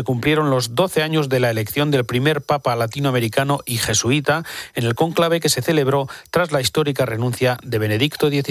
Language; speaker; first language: Spanish; native; Spanish